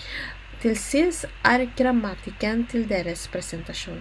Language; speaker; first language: Norwegian; non-native, learner; Filipino